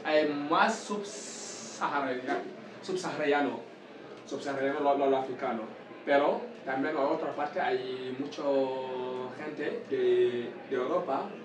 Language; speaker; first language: Spanish; non-native, learner; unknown